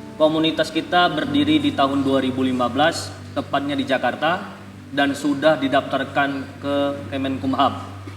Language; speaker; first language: Indonesian; native; Indonesian